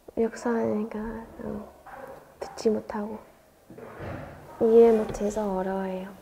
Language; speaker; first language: Korean; early bilingual, other home language; Vietnamese